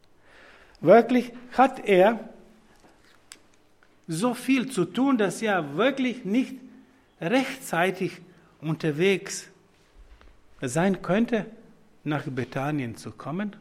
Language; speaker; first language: German; non-native, fluent; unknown